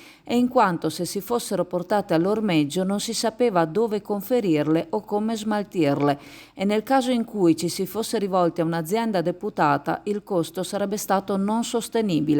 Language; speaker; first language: Italian; native; Italian